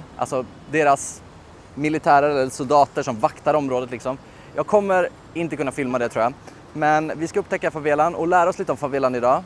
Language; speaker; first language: Swedish; native; Swedish